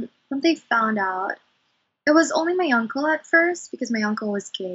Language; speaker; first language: English; non-native, local second language; Cebuano